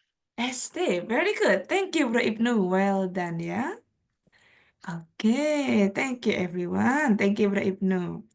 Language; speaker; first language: English; non-native, fluent; Indonesian